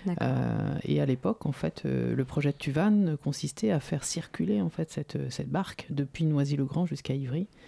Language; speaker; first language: French; native; French